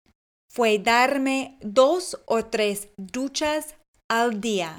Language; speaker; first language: Spanish; non-native, fluent; English